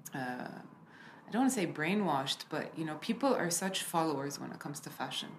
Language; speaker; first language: English; early bilingual, other home language; Arabic